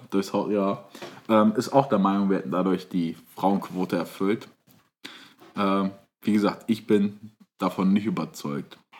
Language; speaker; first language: German; early bilingual, other home language; Turkish